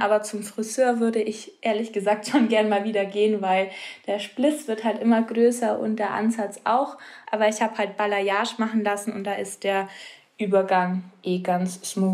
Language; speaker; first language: German; native; German